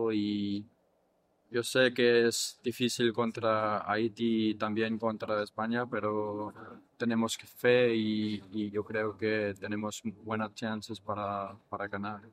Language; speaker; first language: Spanish; non-native, learner; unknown